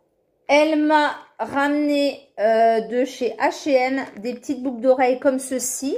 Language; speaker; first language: French; native; French